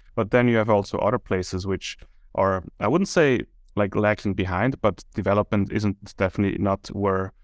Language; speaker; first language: English; non-native, fluent; German